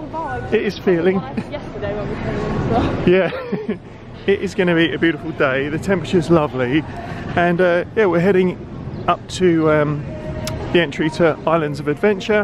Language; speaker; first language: English; native; English